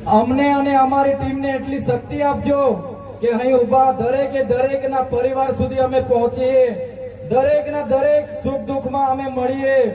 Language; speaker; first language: Gujarati; non-native, local second language; Vasavi